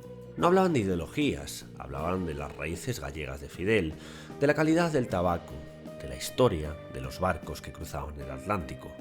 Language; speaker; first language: Spanish; native; Spanish